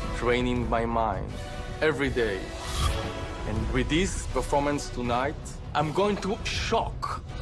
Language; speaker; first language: English; non-native, fluent; Hebrew